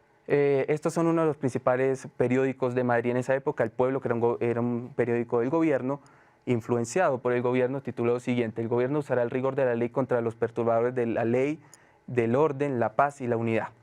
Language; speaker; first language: Spanish; native; Spanish